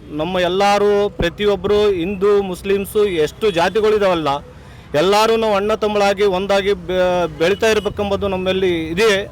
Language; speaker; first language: Kannada; native; Kannada